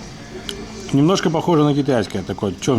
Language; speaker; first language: Russian; native; Russian